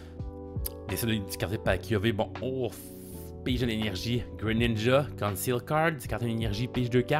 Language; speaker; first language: French; native; French